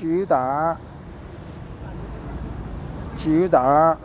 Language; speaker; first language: Chinese; non-native, learner; Korean